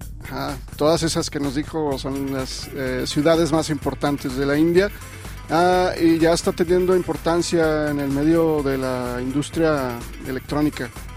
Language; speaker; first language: Spanish; native; Spanish